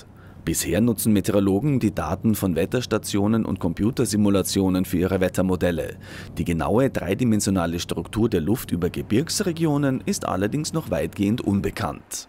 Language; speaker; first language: German; native; German